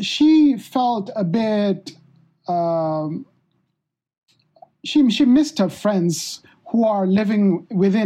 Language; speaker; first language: English; non-native, local second language; Malay